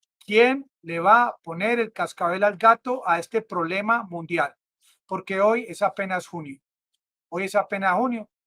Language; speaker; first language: Spanish; native; Spanish